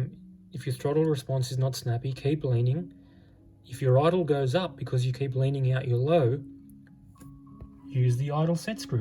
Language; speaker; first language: English; native; English